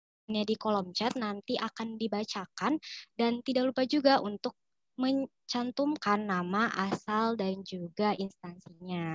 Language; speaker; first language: Indonesian; native; Indonesian